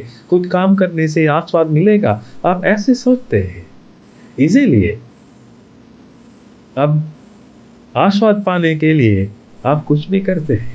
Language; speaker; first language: Hindi; non-native, fluent; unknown